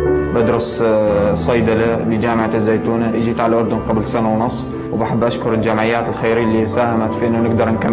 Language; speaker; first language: Arabic; native; Arabic